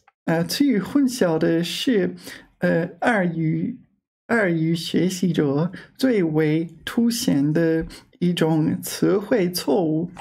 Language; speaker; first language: Chinese; non-native, fluent; English